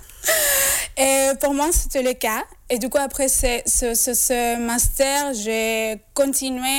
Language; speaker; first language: French; non-native, fluent; Spanish